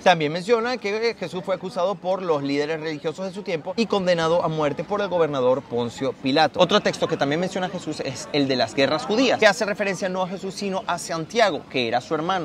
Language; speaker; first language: Spanish; native; Spanish